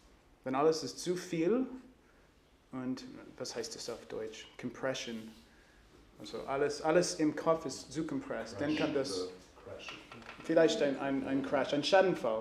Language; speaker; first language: German; non-native, learner; English